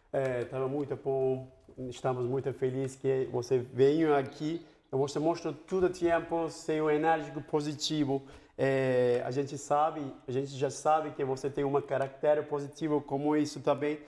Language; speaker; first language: Portuguese; non-native, fluent; Turkish